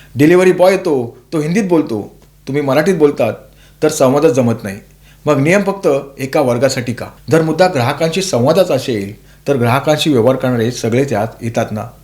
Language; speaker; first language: Marathi; native; Marathi